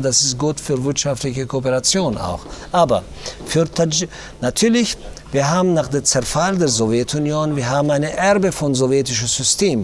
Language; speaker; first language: German; non-native, fluent; Tajik